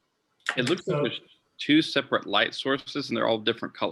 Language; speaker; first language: English; native; English